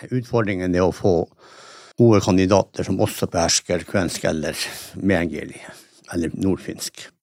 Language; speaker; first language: Norwegian; native; Norwegian